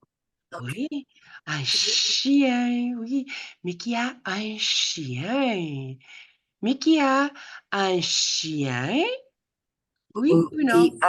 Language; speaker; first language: French; non-native, fluent; English